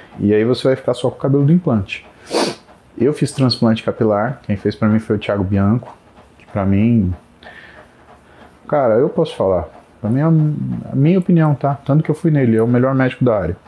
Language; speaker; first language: Portuguese; native; Portuguese